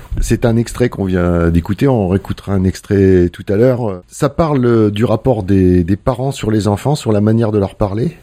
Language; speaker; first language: French; native; French